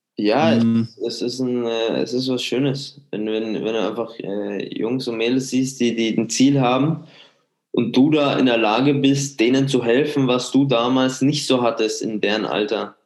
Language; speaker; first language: German; native; German